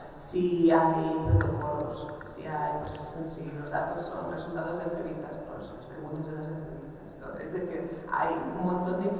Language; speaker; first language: Spanish; non-native, local second language; Catalan